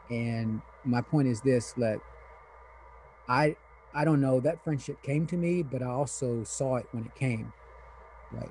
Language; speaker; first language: English; early bilingual, other home language; Pennsylvania German